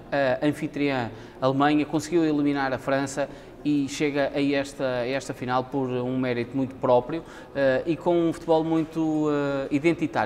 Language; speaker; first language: Portuguese; native; Portuguese